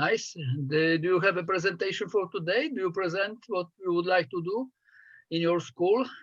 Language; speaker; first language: English; non-native, fluent; Polish